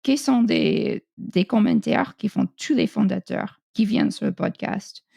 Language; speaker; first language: French; non-native, fluent; English